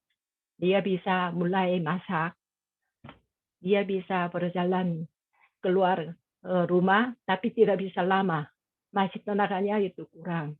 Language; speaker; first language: Indonesian; non-native, fluent; Korean